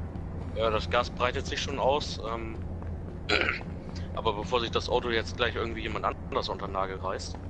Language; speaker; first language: German; native; German